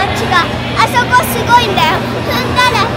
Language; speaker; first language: Japanese; native; Japanese